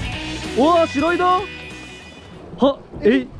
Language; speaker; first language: Japanese; native; Japanese